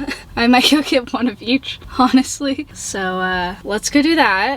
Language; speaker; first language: English; native; English